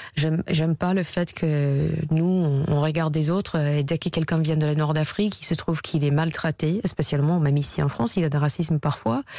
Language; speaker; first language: French; non-native, fluent; English